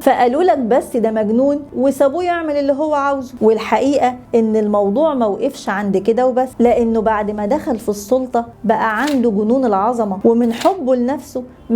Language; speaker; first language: Arabic; native; Arabic